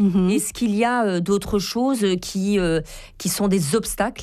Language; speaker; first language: French; native; French